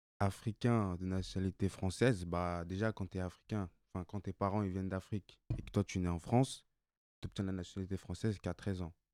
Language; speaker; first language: French; non-native, local second language; Bambara